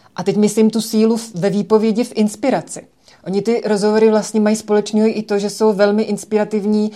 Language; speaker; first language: Czech; native; Czech